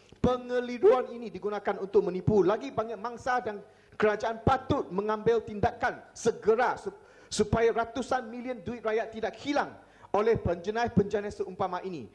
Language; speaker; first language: Malay; non-native, local second language; Chinese